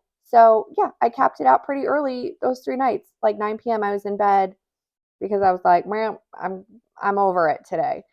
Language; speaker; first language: English; native; English